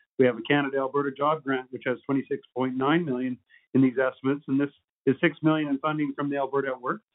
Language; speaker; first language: English; native; English